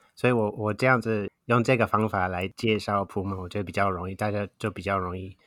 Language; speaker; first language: Chinese; non-native, fluent; English